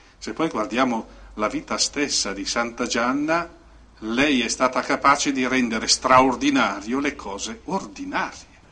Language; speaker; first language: Italian; native; Italian